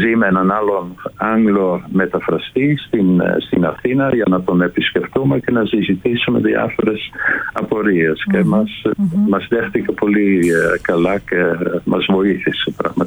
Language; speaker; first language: Greek; non-native, fluent; Dutch